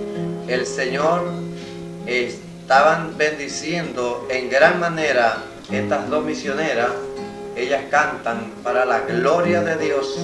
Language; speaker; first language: Spanish; native; Spanish